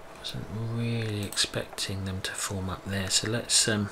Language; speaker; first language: English; native; English